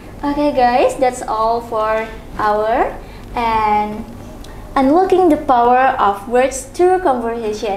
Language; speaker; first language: English; non-native, local second language; Indonesian